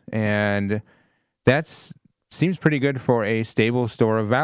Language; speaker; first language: English; native; English